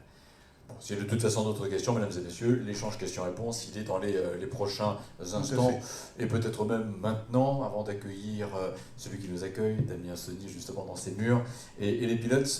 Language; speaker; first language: French; native; French